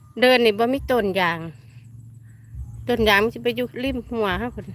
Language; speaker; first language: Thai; non-native, local second language; Lao